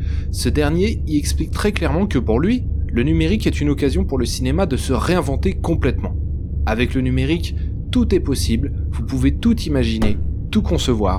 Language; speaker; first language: French; native; French